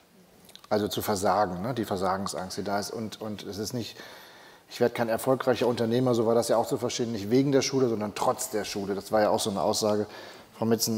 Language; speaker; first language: German; native; German